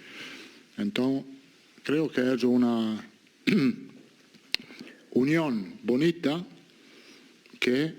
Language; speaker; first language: Spanish; non-native, fluent; Italian